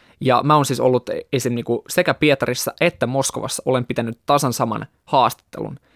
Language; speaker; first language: Finnish; non-native, fluent; Russian